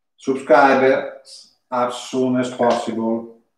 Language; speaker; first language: English; non-native, fluent; Italian